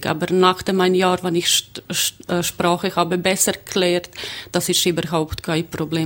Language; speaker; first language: German; non-native, learner; Croatian